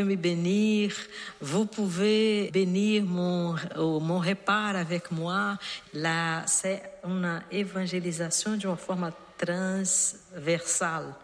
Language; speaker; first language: French; non-native, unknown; Portuguese